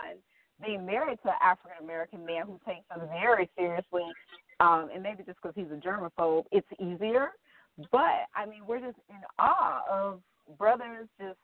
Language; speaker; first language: English; native; English